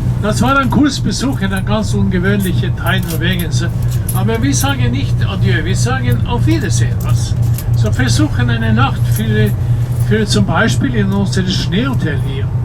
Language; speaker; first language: German; non-native, learner; Norwegian